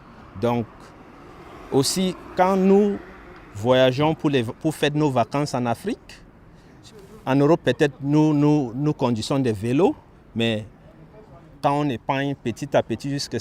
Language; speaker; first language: French; non-native, local second language; Wolof